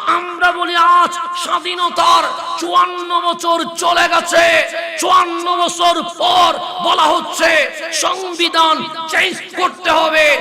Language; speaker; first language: Bangla; non-native, local second language; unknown